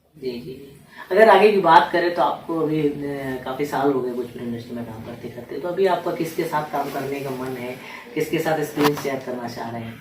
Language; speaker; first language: Hindi; native; Hindi